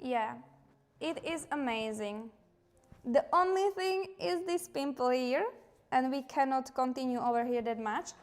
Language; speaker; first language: English; non-native, fluent; Slovak